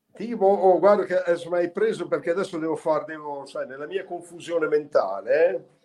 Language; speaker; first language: Italian; native; Italian